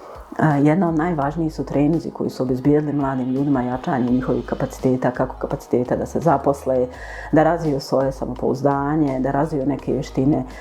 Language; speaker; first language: Bosnian; native; Bosnian